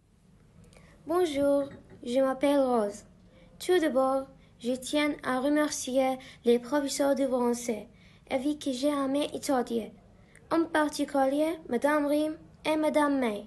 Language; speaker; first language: French; non-native, learner; Arabic